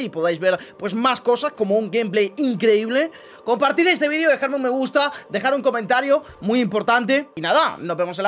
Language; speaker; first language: Spanish; native; Spanish